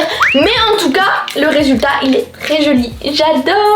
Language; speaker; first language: French; native; French